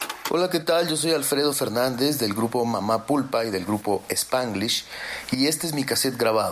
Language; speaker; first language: Spanish; native; Spanish